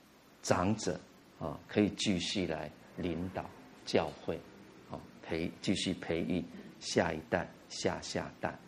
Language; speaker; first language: Chinese; native; Chinese